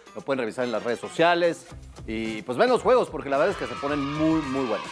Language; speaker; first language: Spanish; native; Spanish